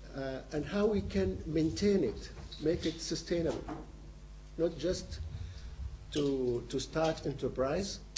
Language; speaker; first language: English; non-native, fluent; Arabic